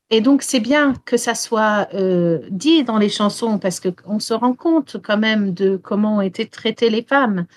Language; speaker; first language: French; early bilingual, heritage; French